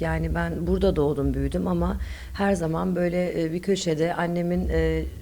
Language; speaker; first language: Turkish; early bilingual, other home language; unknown